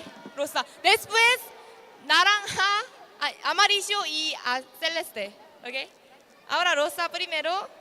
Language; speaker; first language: Spanish; non-native, learner; Korean